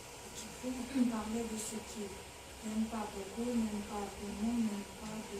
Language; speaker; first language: French; non-native, learner; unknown